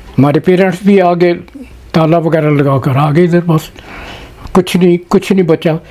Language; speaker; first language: Urdu; non-native, local second language; Punjabi